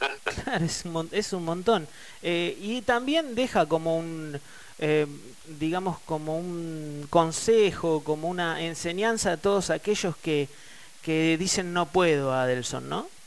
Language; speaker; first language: Spanish; native; Spanish